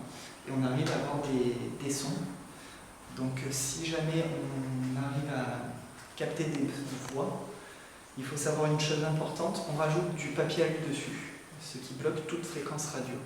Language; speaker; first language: French; native; French